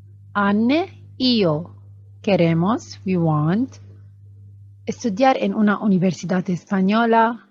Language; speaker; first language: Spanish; non-native, fluent; Arabic